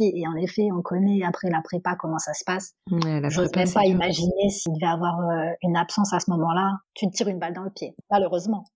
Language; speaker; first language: French; native; French